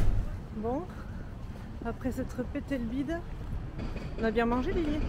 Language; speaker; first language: French; native; French